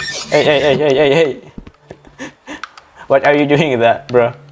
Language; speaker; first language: English; non-native, learner; Indonesian